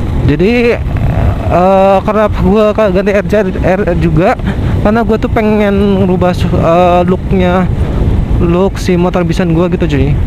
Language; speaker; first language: Indonesian; native; Indonesian